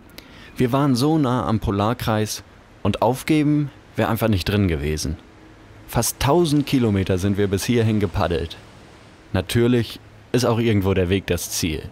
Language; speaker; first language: German; native; German